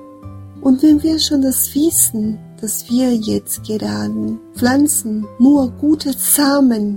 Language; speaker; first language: German; non-native, fluent; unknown